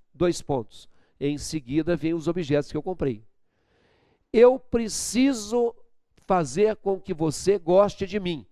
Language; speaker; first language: Portuguese; native; Portuguese